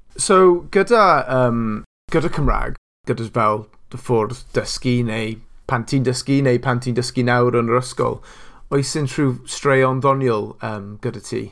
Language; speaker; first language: Welsh; non-native, local second language; English